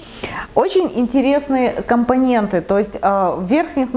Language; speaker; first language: Russian; native; Russian